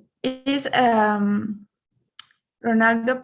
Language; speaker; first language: English; non-native, learner; Spanish